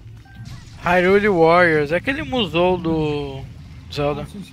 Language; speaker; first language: Portuguese; native; Portuguese